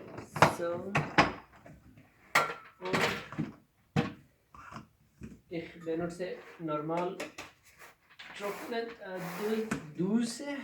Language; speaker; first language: German; non-native, learner; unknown